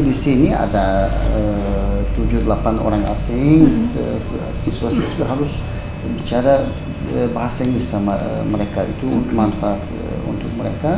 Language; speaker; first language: Indonesian; non-native, fluent; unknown